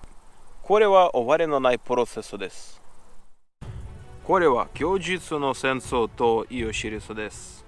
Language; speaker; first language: Japanese; non-native, learner; Russian